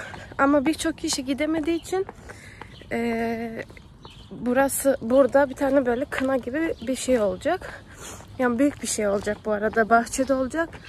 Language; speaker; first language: Turkish; early bilingual, heritage; Turkish